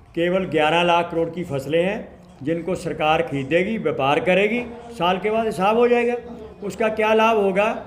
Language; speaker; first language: Hindi; native; Hindi